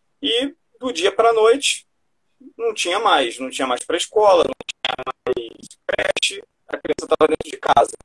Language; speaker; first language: Portuguese; native; Portuguese